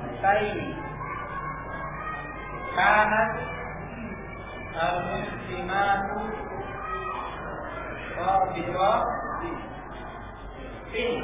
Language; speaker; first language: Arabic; non-native, learner; Indonesian